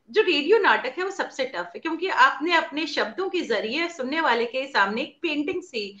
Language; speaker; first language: Hindi; native; Hindi